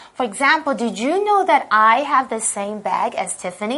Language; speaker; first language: English; non-native, fluent; Chinese